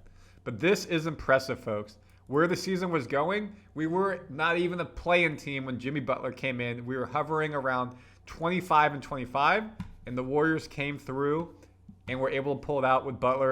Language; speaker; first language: English; native; English